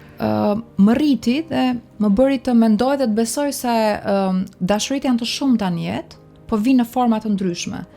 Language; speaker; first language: Albanian; native; Albanian